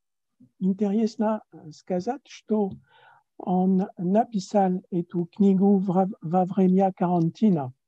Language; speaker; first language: Russian; non-native, learner; French